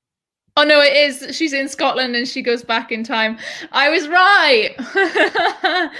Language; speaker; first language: English; native; English